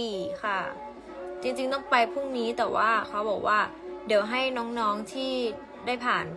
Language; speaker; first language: Thai; native; Thai